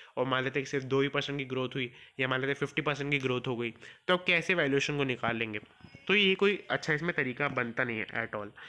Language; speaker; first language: Hindi; native; Hindi